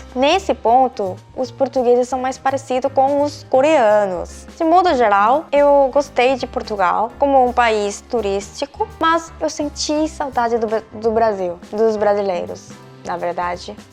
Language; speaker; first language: Portuguese; non-native, fluent; Korean